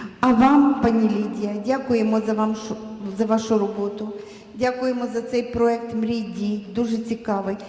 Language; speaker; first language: Ukrainian; native; Ukrainian